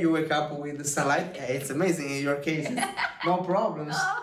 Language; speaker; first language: English; non-native, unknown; Italian